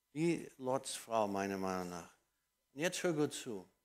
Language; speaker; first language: German; non-native, fluent; English